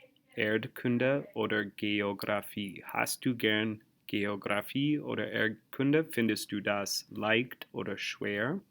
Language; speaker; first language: German; non-native, fluent; English